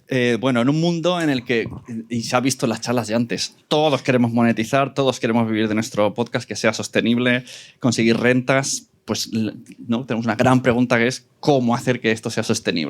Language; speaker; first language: Spanish; native; Spanish